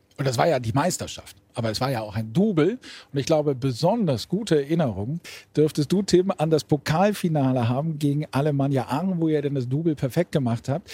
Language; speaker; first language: German; native; German